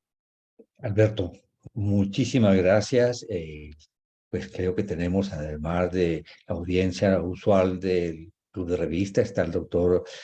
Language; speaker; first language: Spanish; native; Spanish